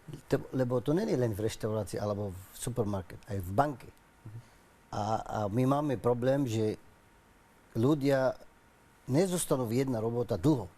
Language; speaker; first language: Slovak; non-native, learner; Arabic